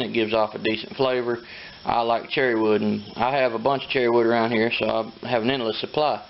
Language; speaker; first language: English; native; English